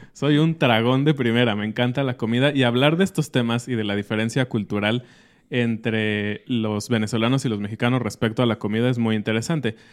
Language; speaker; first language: Spanish; native; Spanish